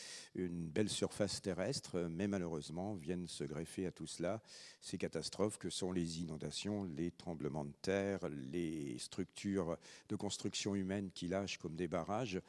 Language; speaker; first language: French; native; French